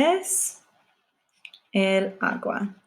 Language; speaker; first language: Spanish; non-native, fluent; English